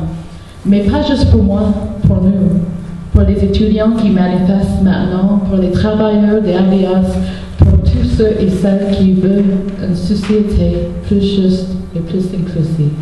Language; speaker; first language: French; non-native, local second language; English